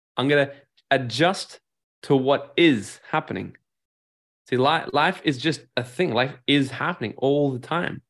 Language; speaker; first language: English; native; English